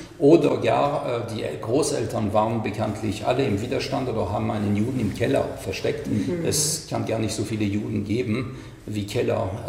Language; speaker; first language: German; non-native, fluent; French